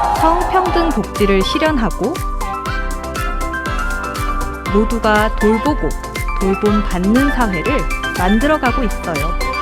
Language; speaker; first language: Korean; native; Korean